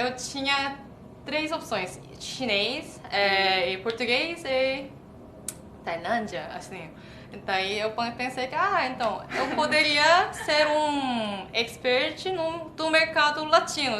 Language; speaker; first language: Portuguese; non-native, fluent; Korean